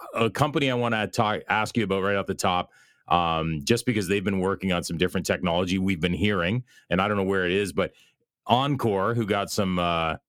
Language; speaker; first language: English; native; English